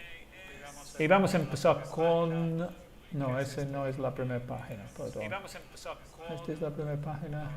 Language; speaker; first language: Spanish; non-native, fluent; English